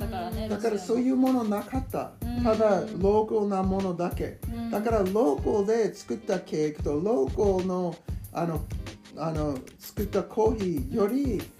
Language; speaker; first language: Japanese; non-native, learner; English